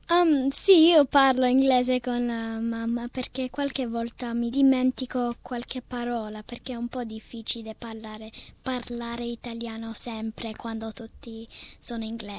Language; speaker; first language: Italian; early bilingual, heritage; Italian